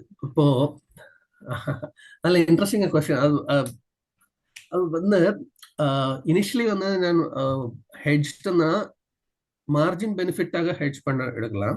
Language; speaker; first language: Tamil; non-native, learner; Malayalam